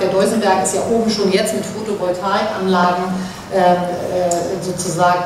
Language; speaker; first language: German; native; German